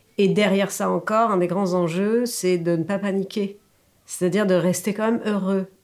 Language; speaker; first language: French; native; French